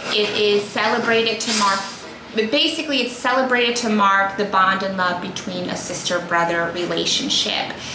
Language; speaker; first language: English; native; English